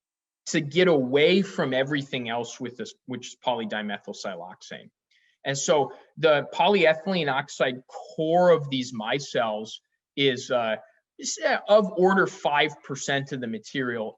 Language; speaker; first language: English; native; English